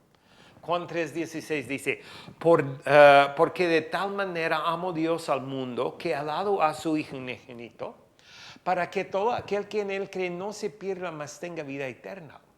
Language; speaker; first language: Spanish; non-native, fluent; English